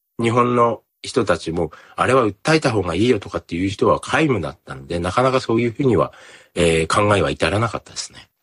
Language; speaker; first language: Japanese; native; Japanese